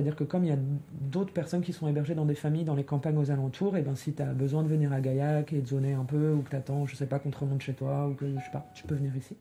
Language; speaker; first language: French; native; French